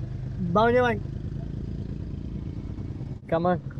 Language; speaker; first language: Vietnamese; non-native, fluent; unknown